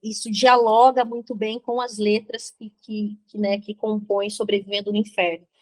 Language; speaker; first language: Portuguese; native; Portuguese